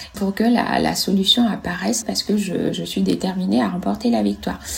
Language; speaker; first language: French; non-native, fluent; Italian